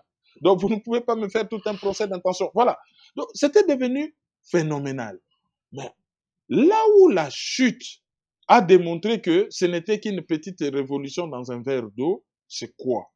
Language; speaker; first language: French; non-native, local second language; Lingala